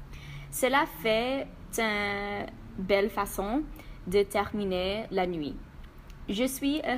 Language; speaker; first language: French; non-native, learner; English